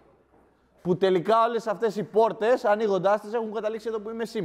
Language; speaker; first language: Greek; native; Greek